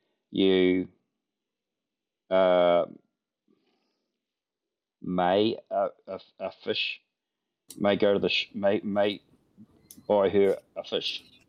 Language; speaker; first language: English; native; English